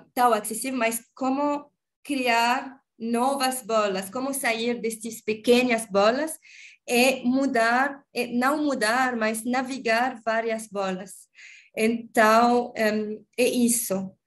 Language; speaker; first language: Portuguese; non-native, learner; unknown